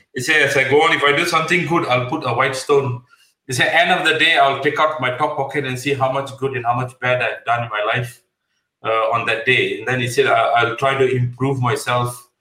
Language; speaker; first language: English; non-native, local second language; Punjabi